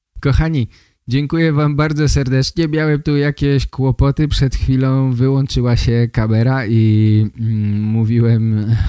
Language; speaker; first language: Polish; native; Polish